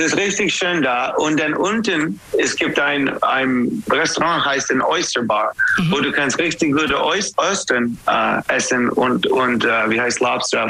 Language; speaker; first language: German; non-native, fluent; English